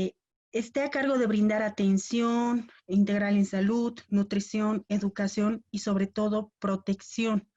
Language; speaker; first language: Spanish; native; Spanish